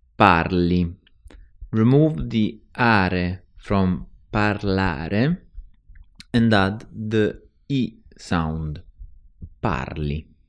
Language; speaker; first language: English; non-native, fluent; Italian